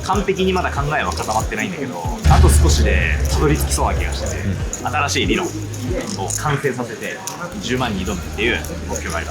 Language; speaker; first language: Japanese; native; Japanese